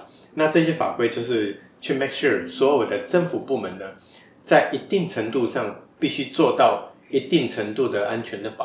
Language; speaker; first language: Chinese; native; Chinese